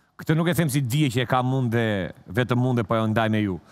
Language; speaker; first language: Albanian; native; Albanian